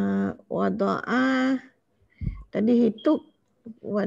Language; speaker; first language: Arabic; non-native, learner; Malay